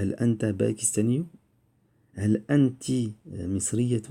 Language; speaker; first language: Arabic; non-native, fluent; French